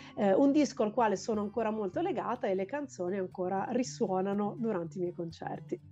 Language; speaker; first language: Italian; native; Italian